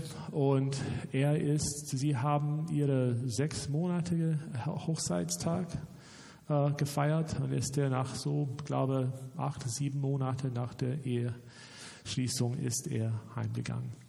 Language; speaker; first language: German; non-native, fluent; English